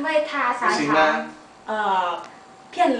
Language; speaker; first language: Chinese; non-native, learner; Thai